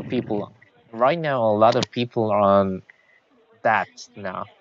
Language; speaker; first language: English; non-native, learner; Korean